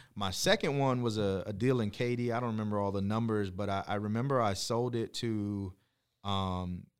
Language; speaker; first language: English; native; English